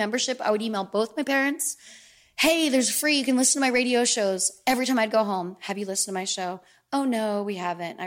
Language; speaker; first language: English; native; English